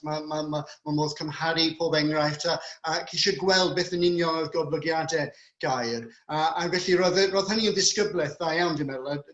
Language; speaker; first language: Welsh; non-native, fluent; English